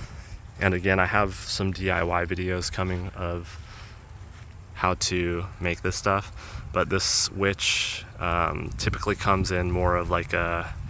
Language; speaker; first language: English; native; English